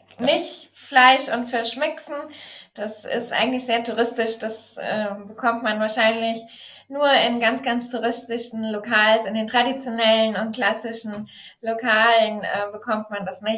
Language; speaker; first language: German; native; German